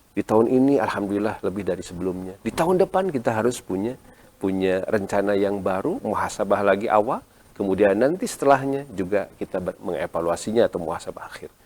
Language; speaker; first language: Indonesian; non-native, local second language; Sundanese